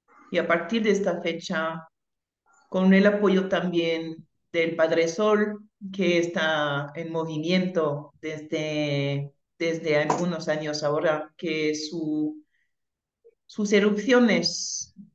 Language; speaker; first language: Spanish; non-native, fluent; French